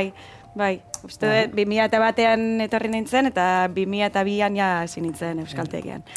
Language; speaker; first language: Basque; non-native, fluent; English